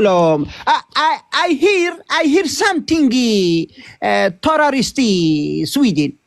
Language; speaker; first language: English; non-native, learner; Tigrinya